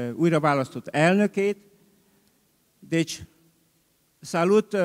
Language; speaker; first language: Romanian; non-native, local second language; Hungarian